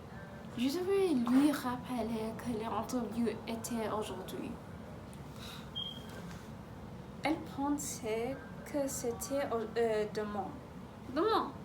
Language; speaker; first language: French; non-native, learner; English